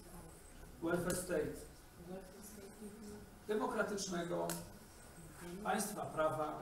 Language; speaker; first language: Polish; native; Polish